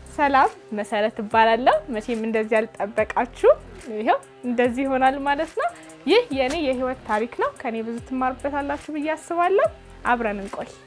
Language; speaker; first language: Amharic; native; Amharic